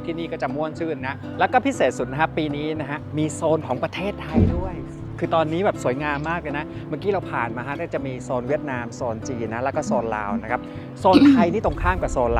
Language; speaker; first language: Thai; native; Thai